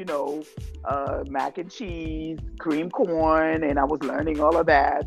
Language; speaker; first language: English; non-native, local second language; French